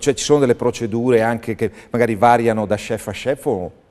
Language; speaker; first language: Italian; native; Italian